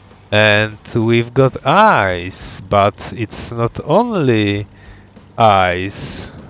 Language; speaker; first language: English; non-native, learner; Polish